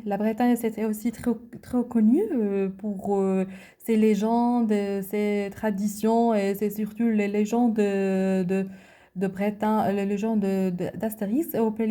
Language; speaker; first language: French; non-native, learner; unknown